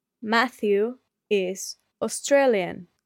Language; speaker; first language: English; non-native, fluent; Spanish